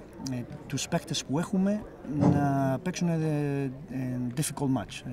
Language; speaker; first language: Greek; non-native, fluent; Spanish